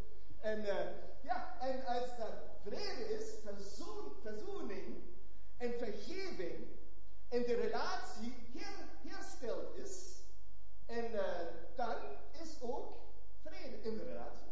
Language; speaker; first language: Dutch; non-native, fluent; German